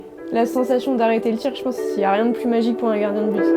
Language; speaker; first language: French; native; French